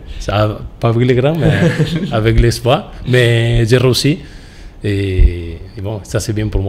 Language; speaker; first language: French; non-native, fluent; Spanish